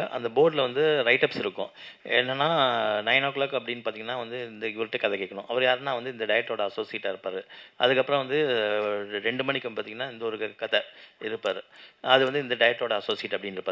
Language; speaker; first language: Tamil; native; Tamil